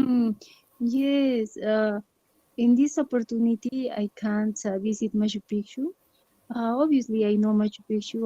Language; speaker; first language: English; non-native, learner; Spanish